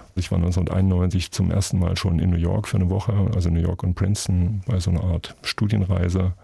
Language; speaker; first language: German; native; German